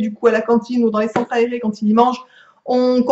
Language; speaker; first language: French; native; French